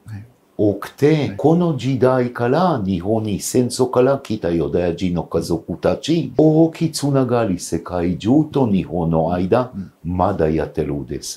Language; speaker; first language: Japanese; non-native, fluent; Hebrew